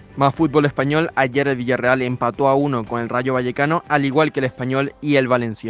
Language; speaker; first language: Spanish; native; Spanish